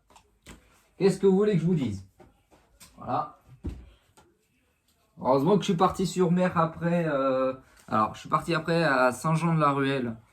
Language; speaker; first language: French; native; French